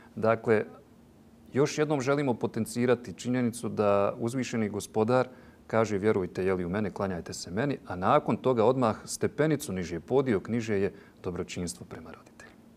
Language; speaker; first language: Bosnian; native; Bosnian